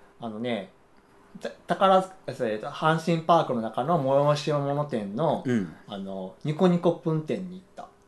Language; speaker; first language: Japanese; native; Japanese